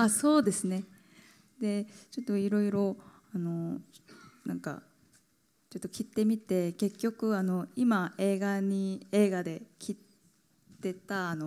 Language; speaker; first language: Japanese; non-native, fluent; Korean